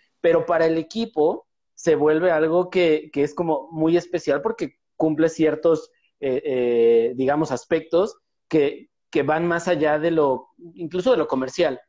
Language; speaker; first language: Spanish; native; Spanish